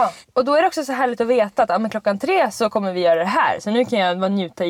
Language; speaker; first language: Swedish; native; Swedish